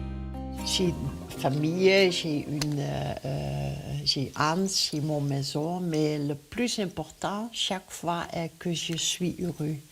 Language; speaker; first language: French; non-native, learner; Dutch